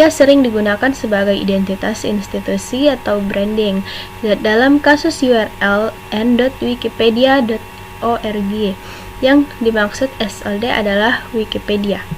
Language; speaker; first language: Indonesian; native; Indonesian